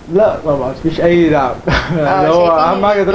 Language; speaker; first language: Arabic; native; Arabic